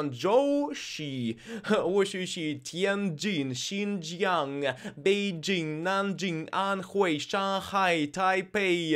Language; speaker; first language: Chinese; non-native, learner; Russian